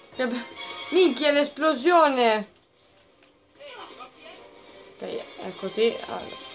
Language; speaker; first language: Italian; native; Italian